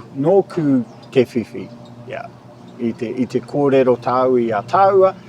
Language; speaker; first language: Māori; non-native, local second language; English